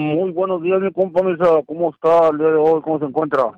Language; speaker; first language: Spanish; native; Spanish